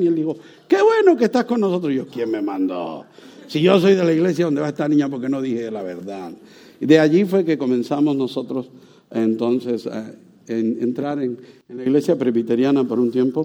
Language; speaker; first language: Spanish; native; Spanish